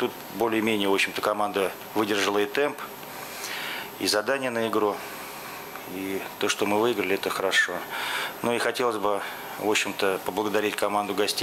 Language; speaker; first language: Russian; native; Russian